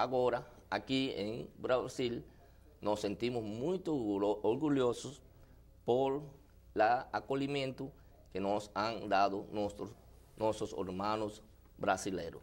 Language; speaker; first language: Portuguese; non-native, learner; Spanish